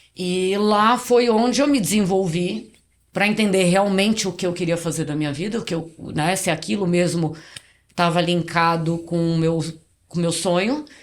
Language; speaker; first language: Portuguese; native; Portuguese